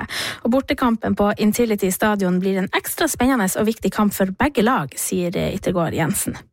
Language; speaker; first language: Norwegian; native; Norwegian